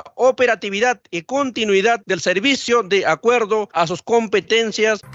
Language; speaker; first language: Spanish; native; Spanish